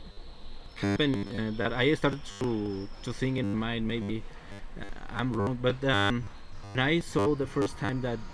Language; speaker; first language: English; non-native, learner; Spanish